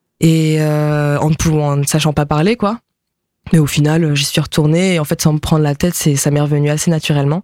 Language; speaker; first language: French; early bilingual, other home language; Japanese